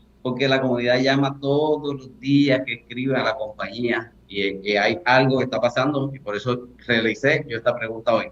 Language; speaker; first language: Spanish; native; Spanish